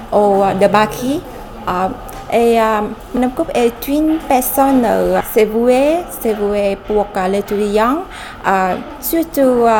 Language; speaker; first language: French; non-native, learner; Vietnamese